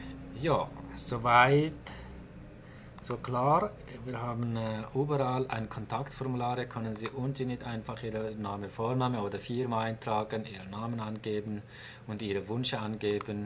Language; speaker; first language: German; non-native, fluent; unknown